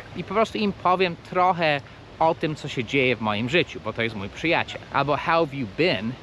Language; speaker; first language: Polish; non-native, fluent; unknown